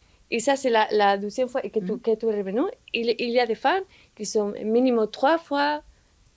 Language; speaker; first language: French; non-native, learner; Spanish